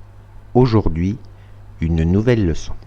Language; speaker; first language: French; non-native, fluent; Russian